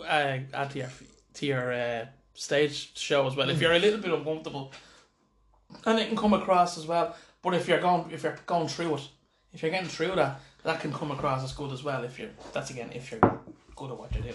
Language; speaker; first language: English; native; English